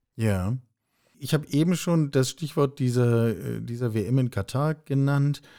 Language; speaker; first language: German; native; German